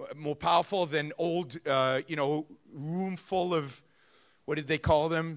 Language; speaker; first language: English; non-native, fluent; Hebrew